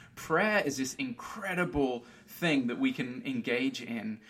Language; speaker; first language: English; early bilingual, other home language; Portuguese